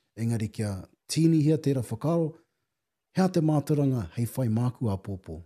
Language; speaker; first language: Māori; native; Māori